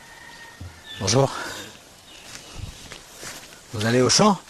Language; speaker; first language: French; native; French